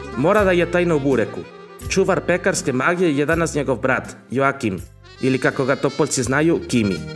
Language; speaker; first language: Serbian; non-native, fluent; Spanish